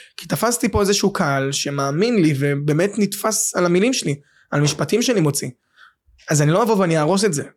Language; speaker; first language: Hebrew; native; Hebrew